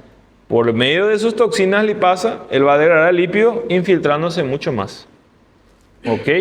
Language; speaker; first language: Spanish; non-native, fluent; Portuguese